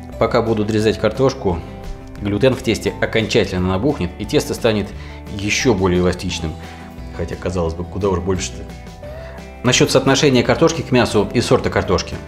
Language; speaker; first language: Russian; native; Russian